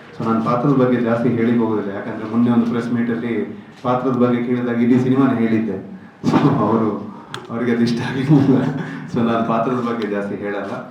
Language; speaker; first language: Kannada; non-native, local second language; Tulu